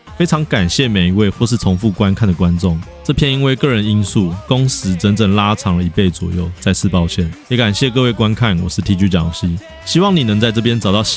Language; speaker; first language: Chinese; native; Chinese